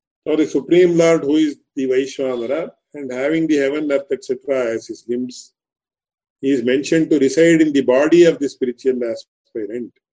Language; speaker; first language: English; non-native, local second language; Tamil